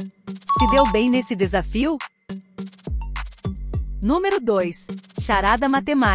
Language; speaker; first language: Portuguese; native; Portuguese